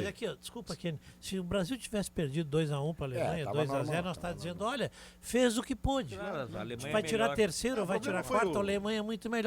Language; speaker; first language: Portuguese; native; Portuguese